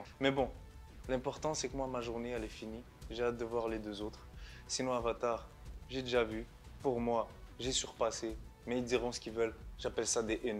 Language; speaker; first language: French; native; French